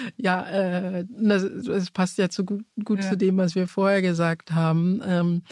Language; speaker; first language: German; early bilingual, other home language; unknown